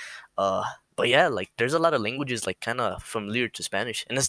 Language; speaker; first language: English; early bilingual, other home language; Spanish